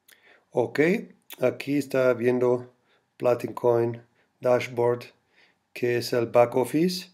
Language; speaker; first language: Spanish; non-native, fluent; German